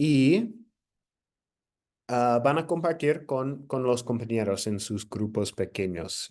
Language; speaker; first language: Spanish; non-native, fluent; English